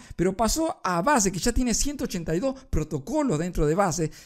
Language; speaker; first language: Spanish; native; Spanish